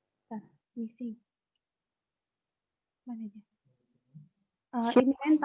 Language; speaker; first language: English; non-native, learner; Indonesian